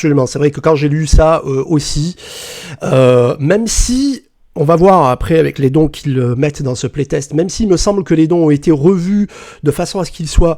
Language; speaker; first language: French; native; French